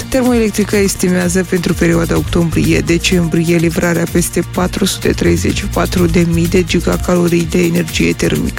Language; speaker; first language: Romanian; native; Romanian